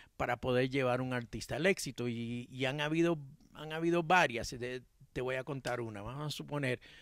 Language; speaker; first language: Spanish; early bilingual, heritage; Spanish